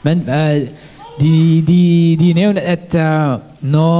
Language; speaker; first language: Danish; non-native, learner; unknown